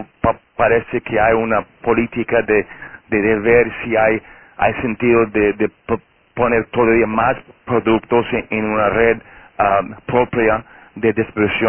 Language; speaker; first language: Spanish; non-native, fluent; Portuguese